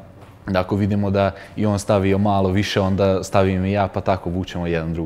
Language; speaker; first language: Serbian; non-native, local second language; Hungarian